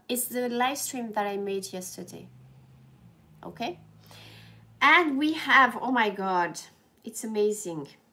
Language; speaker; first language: English; non-native, fluent; French